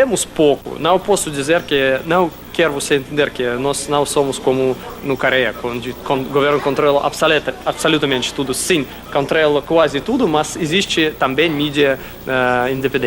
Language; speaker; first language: Portuguese; non-native, learner; Russian